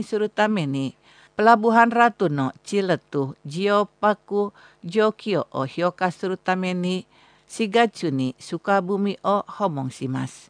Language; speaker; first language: Japanese; non-native, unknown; Indonesian